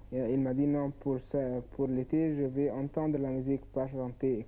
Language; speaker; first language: French; non-native, learner; Arabic